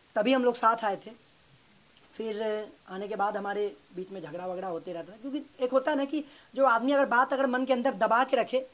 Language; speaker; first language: Hindi; native; Hindi